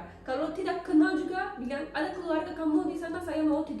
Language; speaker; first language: Indonesian; non-native, learner; Turkish